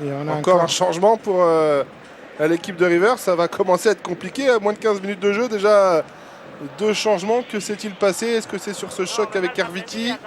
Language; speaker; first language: French; native; French